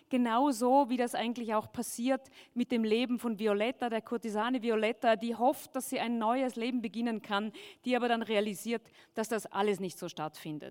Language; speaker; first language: German; native; German